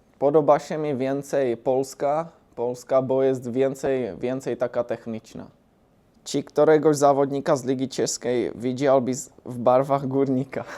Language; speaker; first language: Polish; non-native, learner; Czech